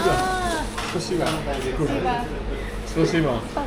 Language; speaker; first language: Russian; non-native, learner; German